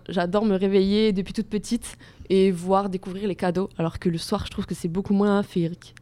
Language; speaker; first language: French; native; French